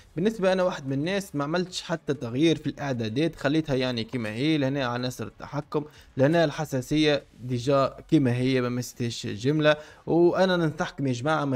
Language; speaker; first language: Arabic; native; Arabic